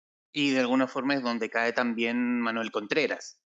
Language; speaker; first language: Spanish; native; Spanish